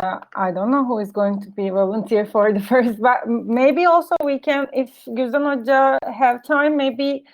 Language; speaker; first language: English; non-native, fluent; Turkish